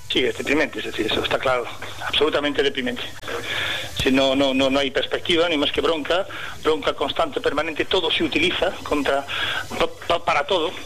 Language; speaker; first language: Spanish; early bilingual, heritage; Spanish